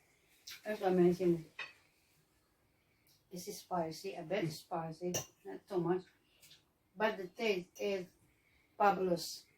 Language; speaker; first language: English; non-native, local second language; Filipino